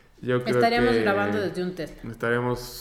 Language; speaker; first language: Spanish; native; Spanish